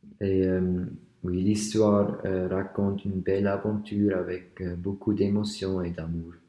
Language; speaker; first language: French; non-native, learner; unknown